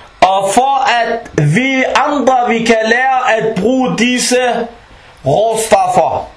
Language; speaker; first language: Danish; non-native, fluent; Arabic